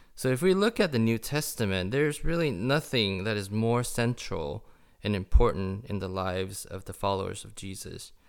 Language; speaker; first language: English; early bilingual, other home language; Chinese